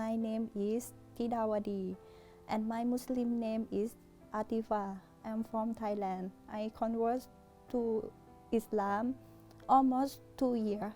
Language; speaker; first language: English; non-native, learner; Thai